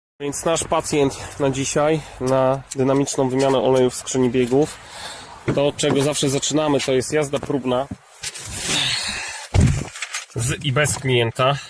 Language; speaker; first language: Polish; native; Polish